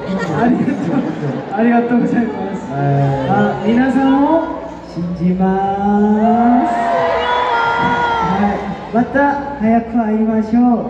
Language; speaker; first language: Japanese; non-native, learner; Korean